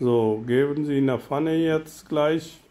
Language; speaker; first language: German; non-native, learner; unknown